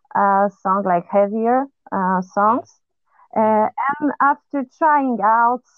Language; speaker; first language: English; non-native, fluent; Polish